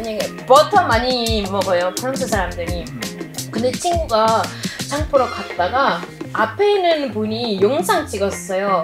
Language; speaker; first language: Korean; non-native, fluent; French